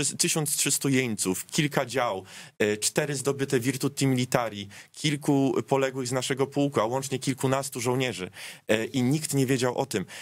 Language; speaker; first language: Polish; native; Polish